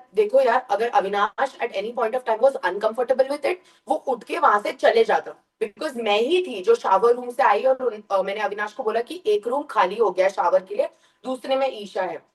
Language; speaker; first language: Hindi; early bilingual, heritage; Hindi